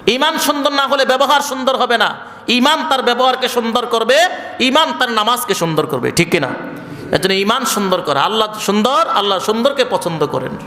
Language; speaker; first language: Bangla; native; Bangla